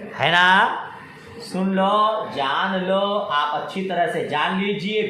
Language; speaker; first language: Urdu; native; Urdu